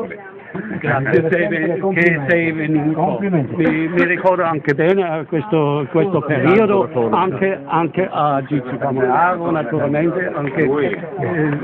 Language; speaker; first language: Italian; non-native, fluent; German